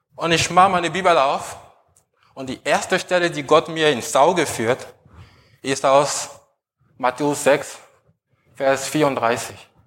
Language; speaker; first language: German; non-native, fluent; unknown